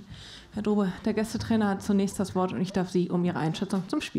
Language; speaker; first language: German; native; German